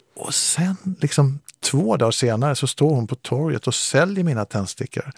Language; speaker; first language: Swedish; native; Swedish